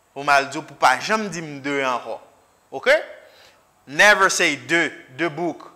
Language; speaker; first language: English; non-native, fluent; Haitian Creole